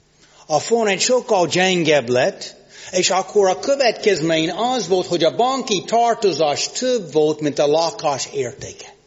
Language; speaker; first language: Hungarian; non-native, fluent; English